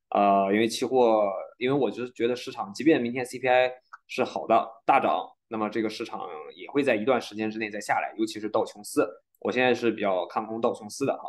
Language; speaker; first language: Chinese; native; Chinese